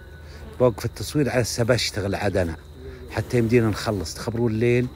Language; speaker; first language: Arabic; native; Arabic